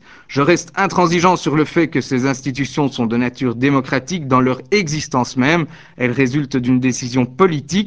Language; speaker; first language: French; native; French